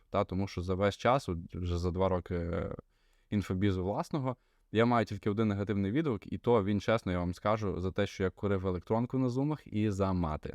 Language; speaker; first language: Ukrainian; non-native, local second language; Russian